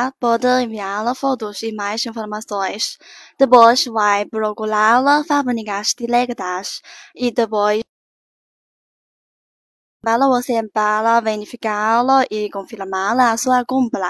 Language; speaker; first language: Spanish; non-native, learner; Chinese